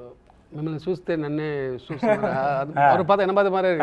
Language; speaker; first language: Telugu; non-native, learner; Tamil